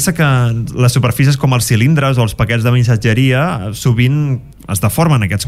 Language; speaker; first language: Catalan; native; Catalan